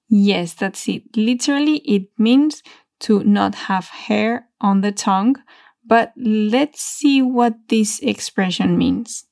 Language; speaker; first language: English; non-native, fluent; Spanish